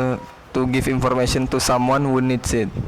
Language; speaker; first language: English; non-native, learner; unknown